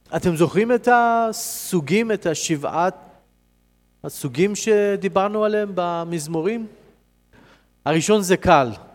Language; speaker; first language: Hebrew; non-native, fluent; English